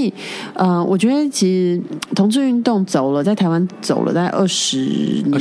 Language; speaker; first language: Chinese; native; Chinese